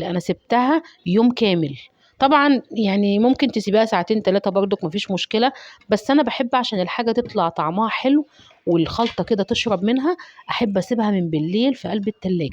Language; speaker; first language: Arabic; native; Arabic